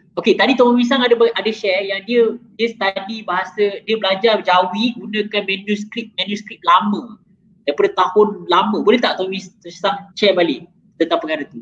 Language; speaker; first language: Malay; native; Malay